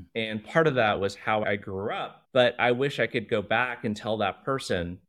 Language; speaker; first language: English; early bilingual, other home language; Chinese